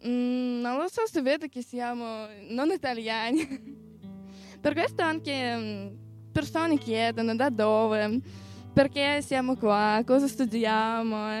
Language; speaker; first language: Italian; non-native, learner; Russian